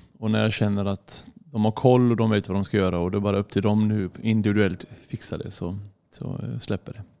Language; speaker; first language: Swedish; early bilingual, other home language; Arabic